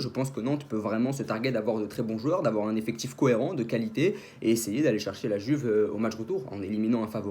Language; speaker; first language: French; native; French